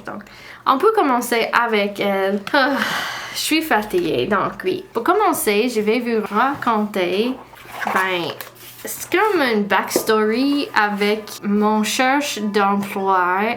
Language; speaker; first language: French; non-native, learner; English